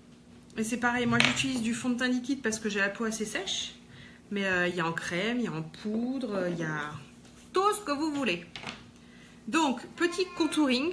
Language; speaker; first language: French; native; French